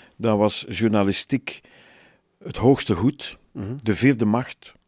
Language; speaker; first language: Dutch; native; Dutch